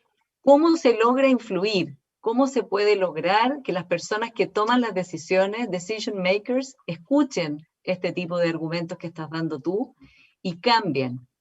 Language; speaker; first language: Spanish; native; Spanish